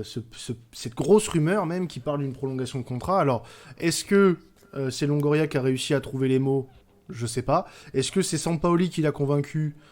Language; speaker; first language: French; native; French